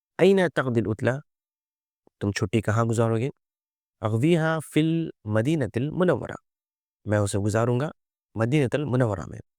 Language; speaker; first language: Urdu; native; Urdu